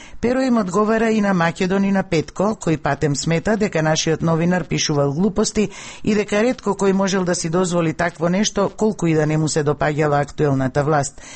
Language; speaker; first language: Macedonian; native; Macedonian